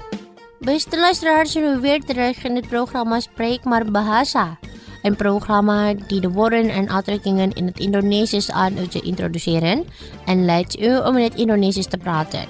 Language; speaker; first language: Dutch; non-native, fluent; Indonesian